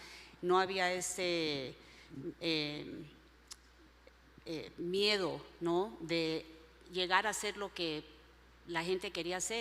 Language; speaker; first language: Spanish; early bilingual, other home language; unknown